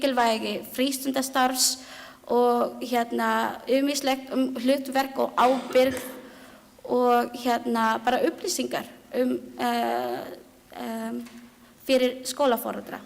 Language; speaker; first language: Icelandic; non-native, learner; Filipino